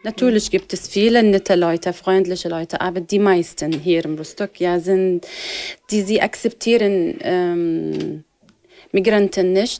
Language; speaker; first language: German; non-native, learner; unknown